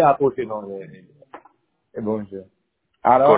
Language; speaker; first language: Spanish; non-native, learner; Haitian Creole